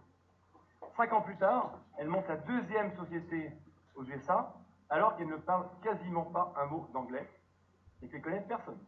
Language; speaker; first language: French; native; French